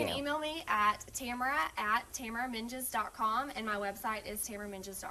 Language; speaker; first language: English; native; English